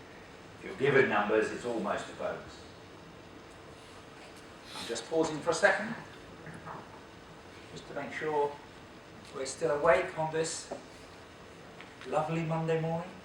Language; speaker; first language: English; native; English